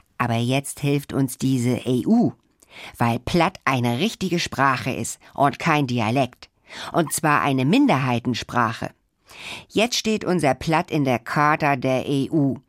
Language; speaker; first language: German; native; German